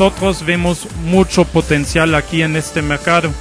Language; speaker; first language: Spanish; non-native, fluent; German